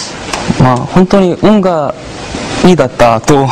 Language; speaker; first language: Japanese; non-native, fluent; Korean